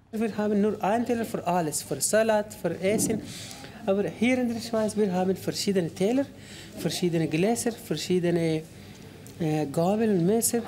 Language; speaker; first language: German; non-native, learner; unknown